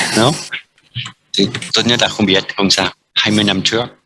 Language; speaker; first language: Vietnamese; non-native, fluent; French